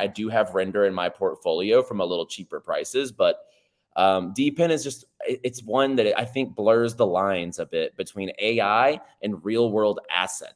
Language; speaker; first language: English; native; English